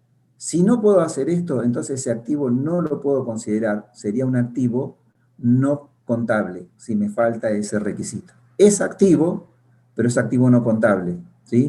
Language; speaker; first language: Spanish; native; Spanish